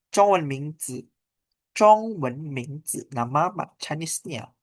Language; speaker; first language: Chinese; non-native, fluent; Indonesian